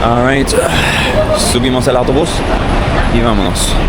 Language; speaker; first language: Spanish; non-native, learner; English